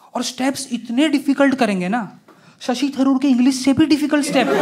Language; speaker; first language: Hindi; non-native, local second language; Gujarati